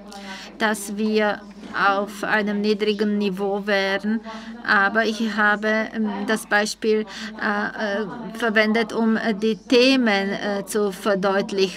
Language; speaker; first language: German; non-native, fluent; Czech